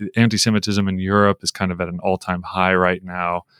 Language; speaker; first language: English; native; English